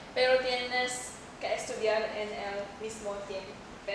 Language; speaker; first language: Spanish; non-native, learner; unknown